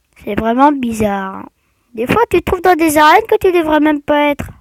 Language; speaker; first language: French; native; French